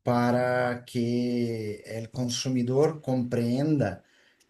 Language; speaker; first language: Spanish; non-native, fluent; Portuguese